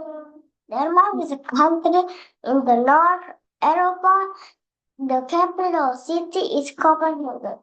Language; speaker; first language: English; non-native, learner; Indonesian